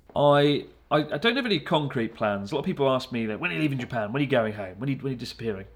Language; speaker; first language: English; native; English